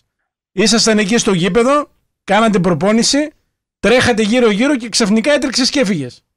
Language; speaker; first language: Greek; native; Greek